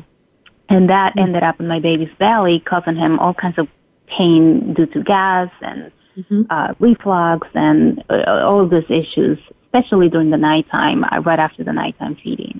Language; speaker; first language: English; non-native, fluent; Spanish